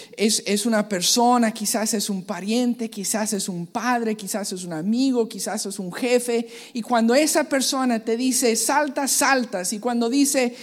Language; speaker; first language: Spanish; native; Spanish